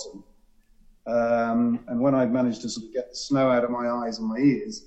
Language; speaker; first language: English; native; English